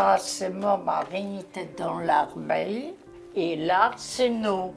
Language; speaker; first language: French; non-native, learner; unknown